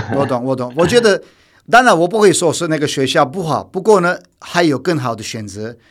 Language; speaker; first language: Chinese; non-native, fluent; Turkish